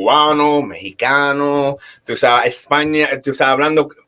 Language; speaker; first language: Spanish; early bilingual, heritage; Spanish